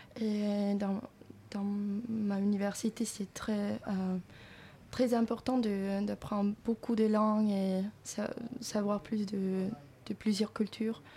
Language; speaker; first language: French; non-native, learner; Finnish